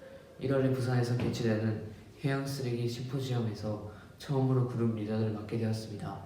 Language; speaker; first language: Korean; early bilingual, other home language; Japanese